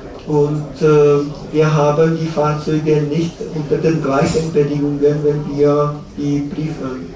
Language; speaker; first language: German; non-native, learner; Czech